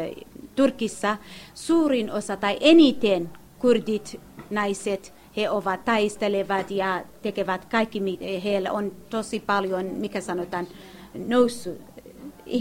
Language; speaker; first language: Finnish; non-native, learner; Kurdish